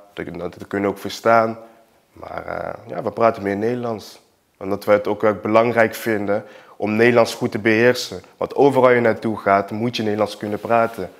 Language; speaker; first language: Dutch; early bilingual, other home language; Portuguese